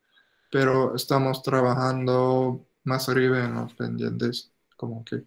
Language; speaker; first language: Spanish; non-native, fluent; English